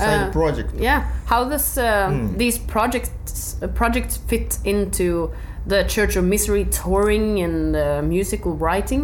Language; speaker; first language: English; non-native, learner; Norwegian